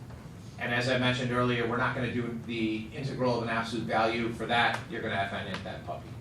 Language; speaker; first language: English; native; English